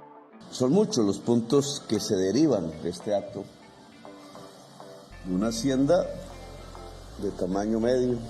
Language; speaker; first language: Spanish; native; Spanish